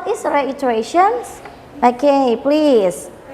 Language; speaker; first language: English; non-native, learner; Indonesian